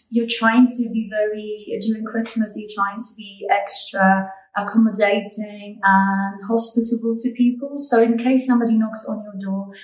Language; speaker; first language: English; non-native, fluent; Polish